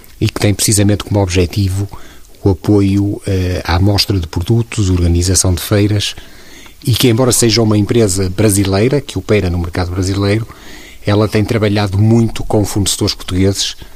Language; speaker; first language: Portuguese; native; Portuguese